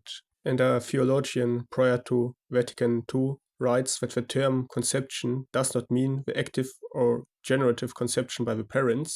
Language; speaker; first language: English; non-native, fluent; German